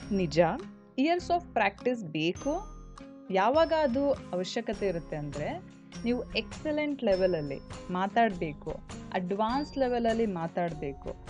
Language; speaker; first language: Kannada; non-native, local second language; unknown